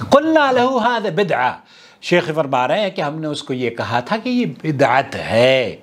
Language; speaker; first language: Urdu; native; Urdu